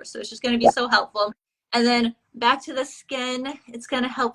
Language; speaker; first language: English; native; English